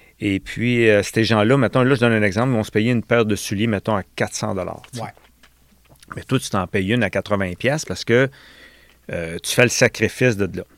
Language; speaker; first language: French; native; French